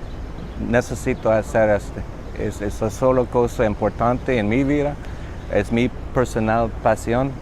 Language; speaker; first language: Spanish; non-native, learner; English